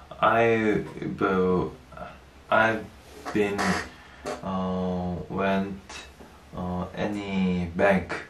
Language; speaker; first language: English; non-native, learner; Korean